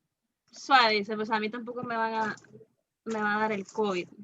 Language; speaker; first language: Spanish; native; Spanish